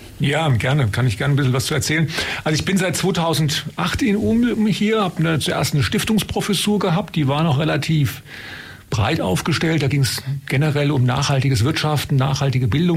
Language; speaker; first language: German; native; German